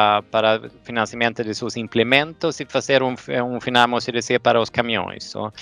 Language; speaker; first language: Portuguese; non-native, fluent; Swedish